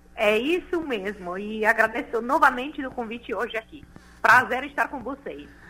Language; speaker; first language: Portuguese; non-native, fluent; Italian